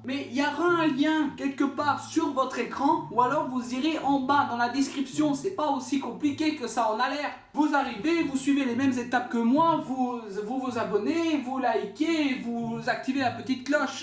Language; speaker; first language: French; native; French